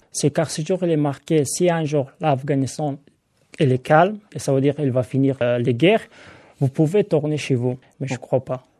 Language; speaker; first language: French; non-native, learner; Hazaragi